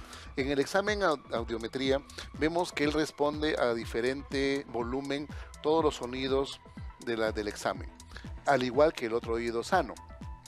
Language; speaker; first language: Spanish; native; Spanish